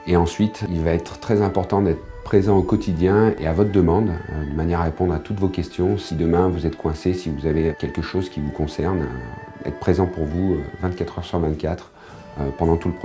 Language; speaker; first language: French; native; French